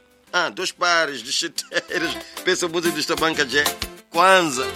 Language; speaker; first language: Portuguese; native; Portuguese